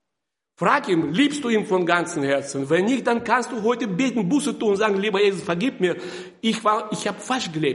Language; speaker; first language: German; non-native, fluent; Russian